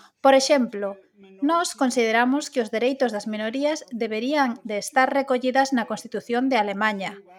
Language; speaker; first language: Galician; native; Galician